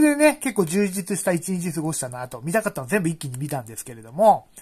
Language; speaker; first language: Japanese; native; Japanese